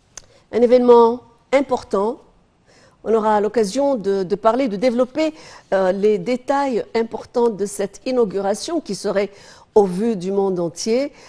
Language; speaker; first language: French; non-native, fluent; Arabic